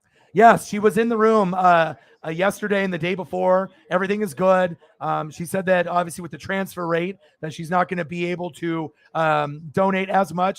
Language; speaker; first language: English; native; English